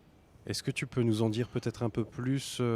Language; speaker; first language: French; native; French